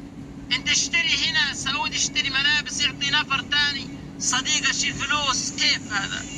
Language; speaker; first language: Arabic; native; Arabic